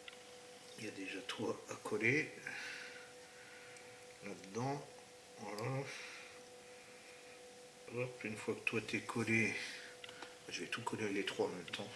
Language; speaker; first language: French; native; French